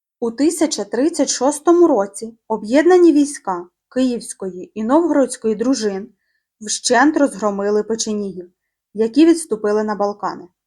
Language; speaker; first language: Ukrainian; native; Ukrainian